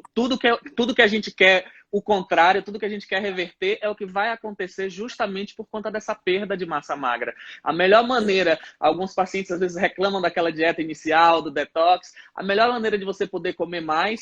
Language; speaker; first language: Portuguese; native; Portuguese